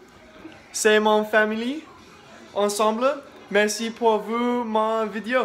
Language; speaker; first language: French; non-native, learner; English